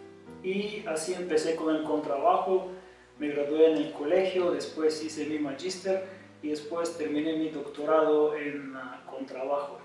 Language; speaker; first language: Spanish; non-native, fluent; Bulgarian